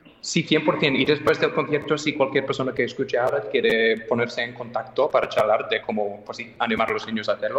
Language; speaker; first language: Spanish; non-native, fluent; English